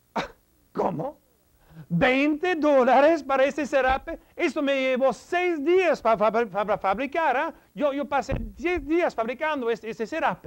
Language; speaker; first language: Spanish; non-native, fluent; English